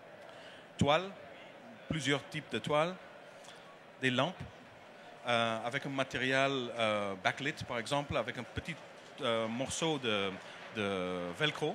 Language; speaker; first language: French; non-native, learner; Dutch